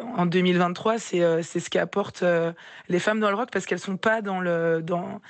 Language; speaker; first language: French; native; French